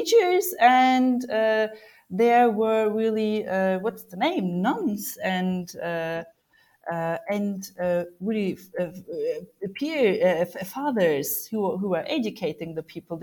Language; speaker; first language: English; non-native, fluent; German